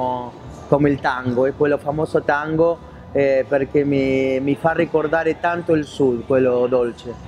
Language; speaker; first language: Italian; non-native, fluent; Spanish